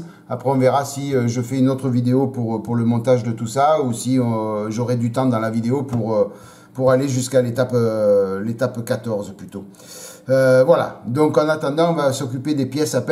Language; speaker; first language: French; native; French